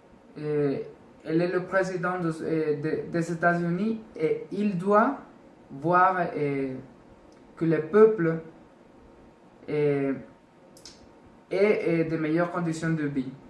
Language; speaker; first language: French; non-native, learner; Spanish